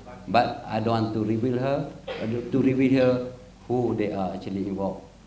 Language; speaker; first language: English; non-native, local second language; Malay